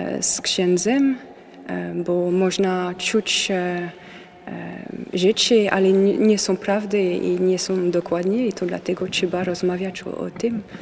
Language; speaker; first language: Polish; non-native, learner; French